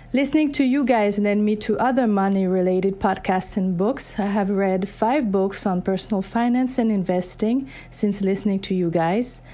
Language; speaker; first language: English; non-native, fluent; French